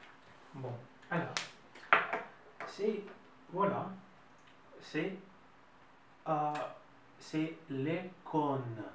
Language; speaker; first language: French; non-native, fluent; Russian